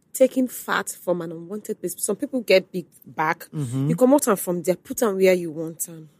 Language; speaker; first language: English; non-native, local second language; Igbo